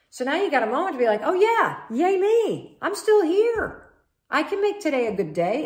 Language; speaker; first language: English; native; English